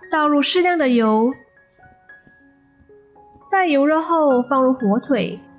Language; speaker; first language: Chinese; native; Chinese